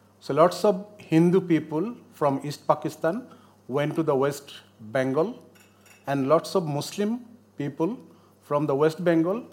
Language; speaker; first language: English; non-native, local second language; Bangla